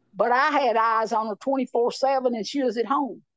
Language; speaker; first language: English; native; English